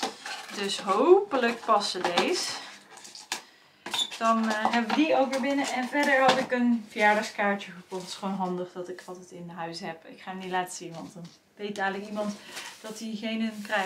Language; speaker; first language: Dutch; native; Dutch